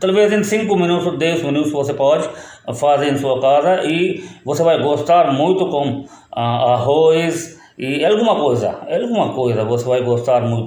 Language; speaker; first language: Portuguese; non-native, learner; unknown